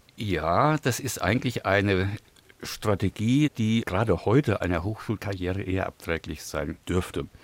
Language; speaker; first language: German; native; German